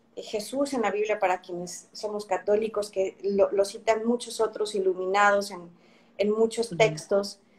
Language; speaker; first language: Spanish; native; Spanish